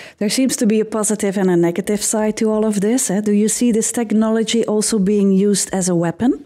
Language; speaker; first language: English; non-native, fluent; Dutch